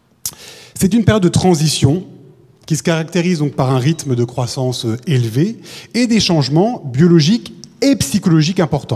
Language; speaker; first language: French; native; French